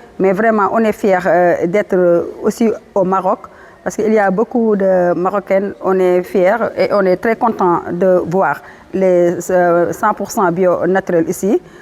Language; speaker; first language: French; non-native, local second language; Wolof